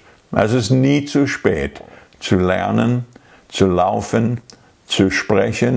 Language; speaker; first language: German; non-native, fluent; English